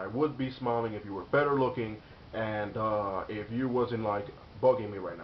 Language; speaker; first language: English; native; English